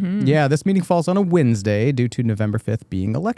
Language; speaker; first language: English; native; English